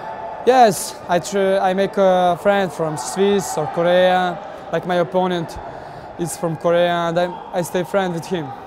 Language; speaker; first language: English; non-native, learner; Serbian